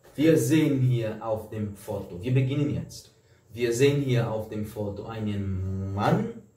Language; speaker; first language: German; non-native, fluent; Portuguese